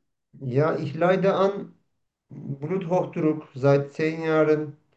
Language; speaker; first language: German; non-native, learner; Turkish